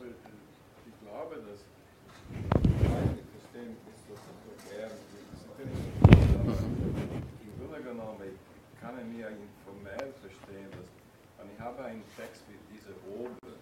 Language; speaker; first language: German; non-native, fluent; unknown